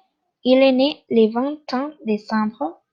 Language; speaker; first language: French; non-native, fluent; Spanish